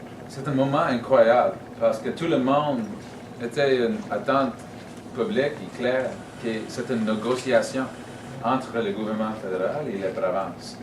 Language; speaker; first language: French; non-native, learner; English